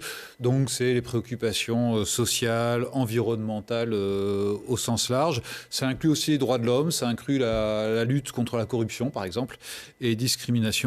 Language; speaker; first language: French; native; French